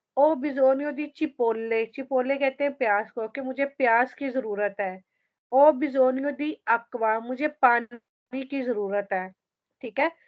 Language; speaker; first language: Urdu; native; Urdu